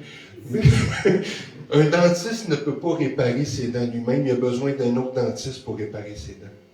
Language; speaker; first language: French; native; French